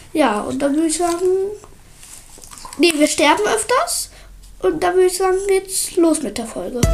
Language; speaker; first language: German; native; German